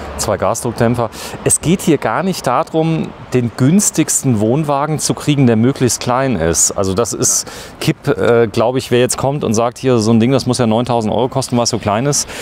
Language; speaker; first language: German; native; German